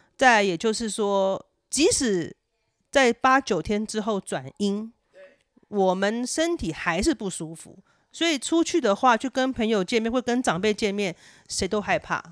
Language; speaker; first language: Chinese; native; Chinese